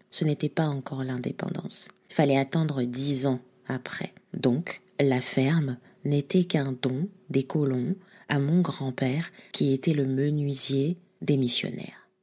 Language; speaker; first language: French; non-native, local second language; Lingala